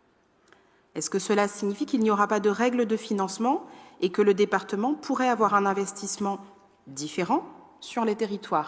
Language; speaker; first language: French; native; French